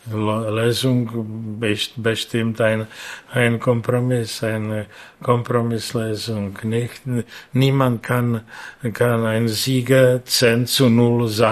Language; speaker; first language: German; non-native, fluent; Czech